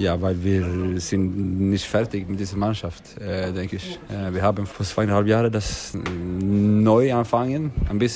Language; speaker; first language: German; non-native, learner; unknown